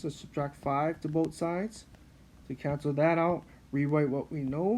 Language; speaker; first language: English; native; English